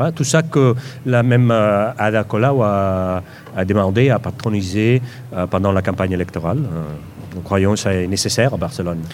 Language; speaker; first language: French; non-native, fluent; Catalan